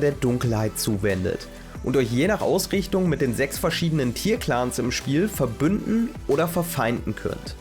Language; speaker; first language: German; native; German